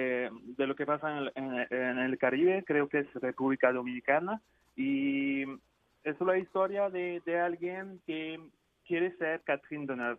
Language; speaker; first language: Spanish; non-native, fluent; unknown